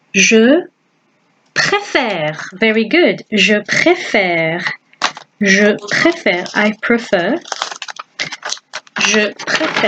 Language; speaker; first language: French; non-native, fluent; English